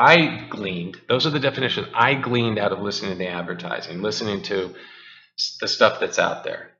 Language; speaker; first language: English; native; English